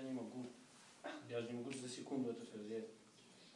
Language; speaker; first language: Russian; native; Russian